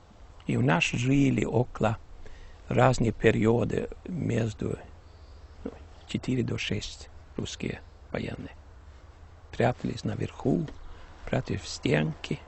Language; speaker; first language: Russian; early bilingual, heritage; Russian